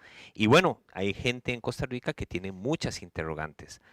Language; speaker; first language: Spanish; native; Spanish